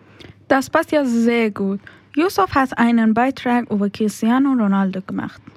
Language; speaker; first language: German; non-native, learner; Persian